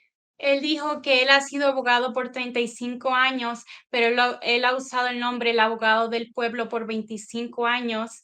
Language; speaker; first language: Spanish; early bilingual, heritage; Spanish